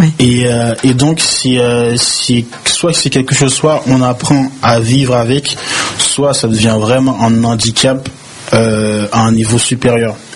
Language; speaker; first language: French; early bilingual, other home language; Haitian Creole